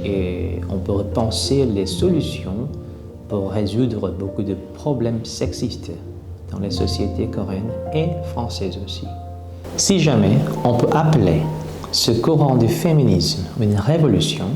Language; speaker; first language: French; non-native, fluent; Korean